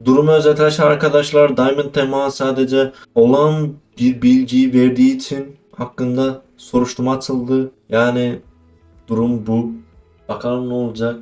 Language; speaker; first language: Turkish; non-native, fluent; Azerbaijani